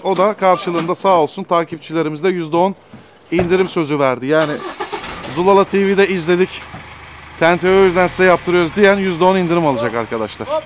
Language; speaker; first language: Turkish; native; Turkish